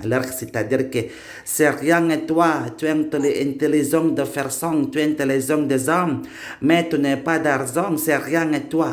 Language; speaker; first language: French; non-native, learner; Indonesian